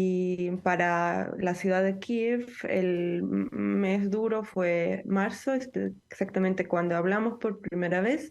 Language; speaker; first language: Spanish; non-native, fluent; Ukrainian